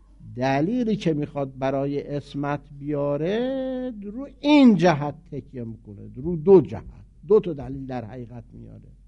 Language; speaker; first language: Persian; native; Persian